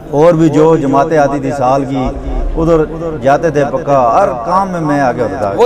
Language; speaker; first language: Urdu; non-native, local second language; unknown